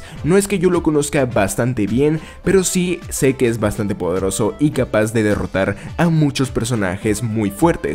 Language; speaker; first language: Spanish; native; Spanish